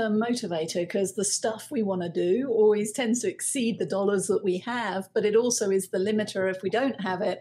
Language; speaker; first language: English; native; English